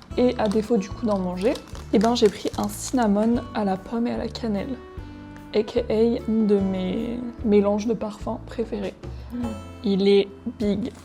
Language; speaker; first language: French; native; French